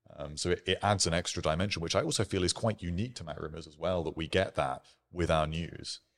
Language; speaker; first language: English; native; English